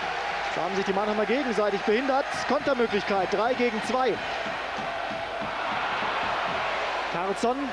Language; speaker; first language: German; native; German